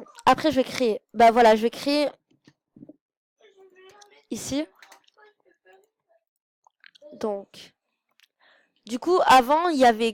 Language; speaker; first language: French; native; French